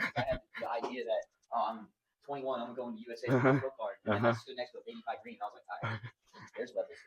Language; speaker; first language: English; native; English